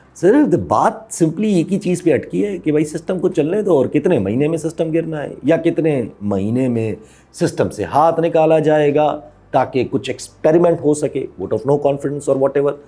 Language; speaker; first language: Urdu; non-native, local second language; Sindhi